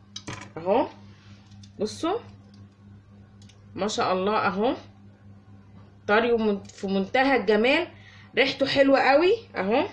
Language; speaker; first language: Arabic; native; Arabic